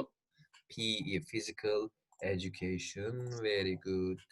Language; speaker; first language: English; non-native, fluent; Turkish